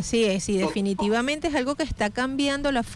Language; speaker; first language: Spanish; native; Spanish